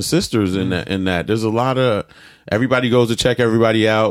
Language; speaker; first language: English; native; English